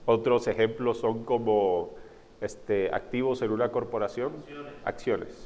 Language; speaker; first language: Spanish; non-native, fluent; English